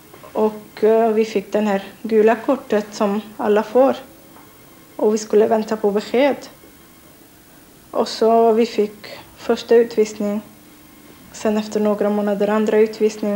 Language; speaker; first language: Swedish; non-native, learner; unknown